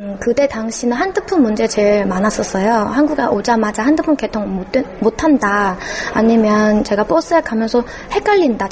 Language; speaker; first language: Korean; non-native, fluent; Chinese